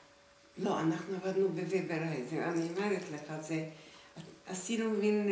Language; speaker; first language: Hebrew; non-native, fluent; Hungarian